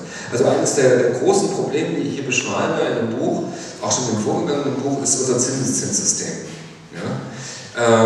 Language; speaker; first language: German; native; German